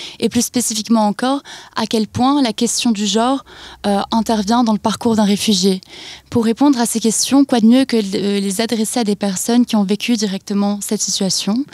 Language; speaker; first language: French; native; French